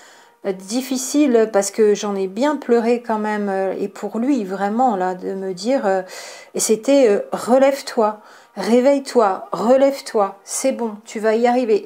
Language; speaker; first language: French; native; French